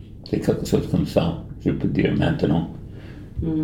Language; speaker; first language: French; non-native, fluent; English